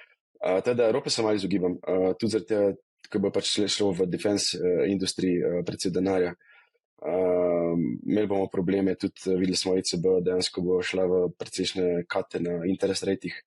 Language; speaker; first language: Slovenian; native; Slovenian